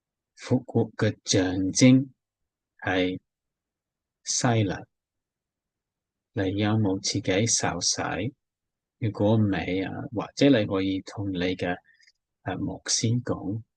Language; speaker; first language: Cantonese; non-native, fluent; English